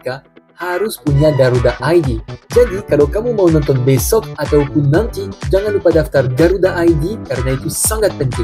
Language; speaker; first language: Indonesian; non-native, fluent; French